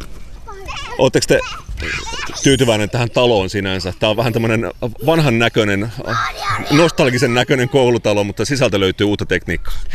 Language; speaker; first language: Finnish; native; Finnish